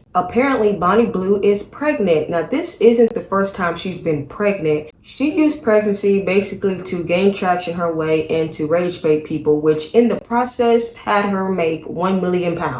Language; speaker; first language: English; native; English